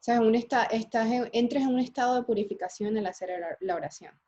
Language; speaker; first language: Spanish; native; Spanish